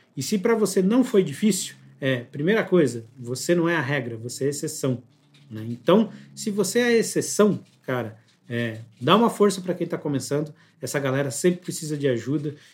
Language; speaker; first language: Portuguese; native; Portuguese